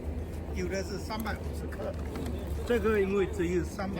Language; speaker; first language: Chinese; native; Chinese